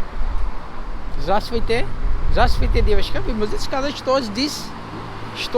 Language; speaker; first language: Russian; non-native, learner; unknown